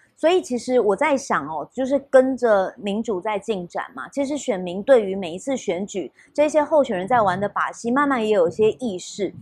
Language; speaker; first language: Chinese; native; Chinese